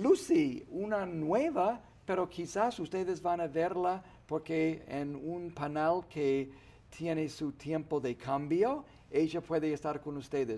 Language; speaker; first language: Spanish; non-native, fluent; English